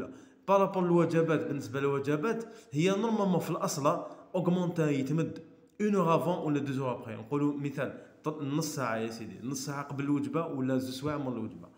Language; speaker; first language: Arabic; native; Arabic